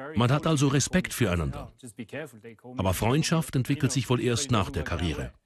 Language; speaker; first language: German; native; German